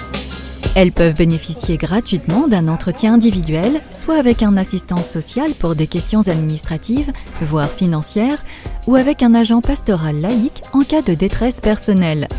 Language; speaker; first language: French; native; French